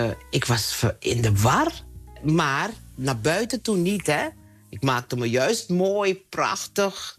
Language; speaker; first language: Dutch; non-native, local second language; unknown